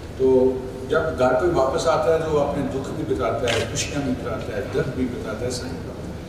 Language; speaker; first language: Urdu; non-native, local second language; Punjabi